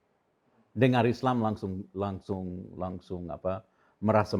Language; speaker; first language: Indonesian; non-native, fluent; English